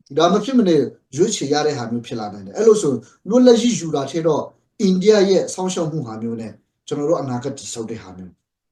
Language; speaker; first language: Burmese; non-native, local second language; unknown